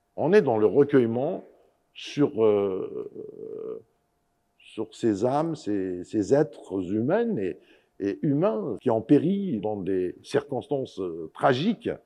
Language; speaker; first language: French; non-native, local second language; Arabic